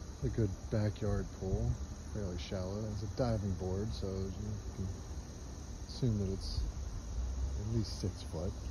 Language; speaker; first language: English; native; English